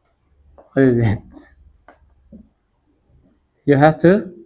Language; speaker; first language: English; non-native, learner; Indonesian